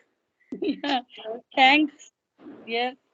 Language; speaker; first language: English; non-native, local second language; Hindi